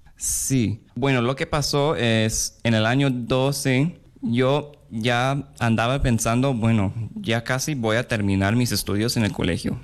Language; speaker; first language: Spanish; non-native, fluent; English